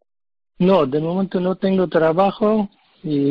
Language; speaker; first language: Spanish; non-native, learner; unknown